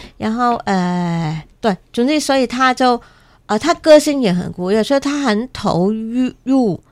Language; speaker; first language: Chinese; non-native, local second language; Cantonese